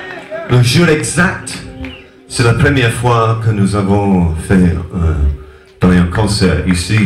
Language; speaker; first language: French; non-native, learner; English